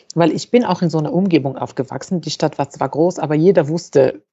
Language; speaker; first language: German; non-native, fluent; Arabic